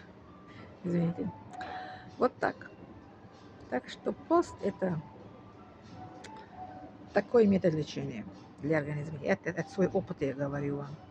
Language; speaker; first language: Russian; non-native, fluent; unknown